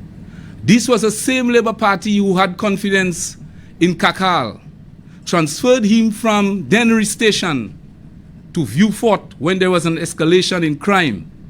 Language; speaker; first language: English; non-native, local second language; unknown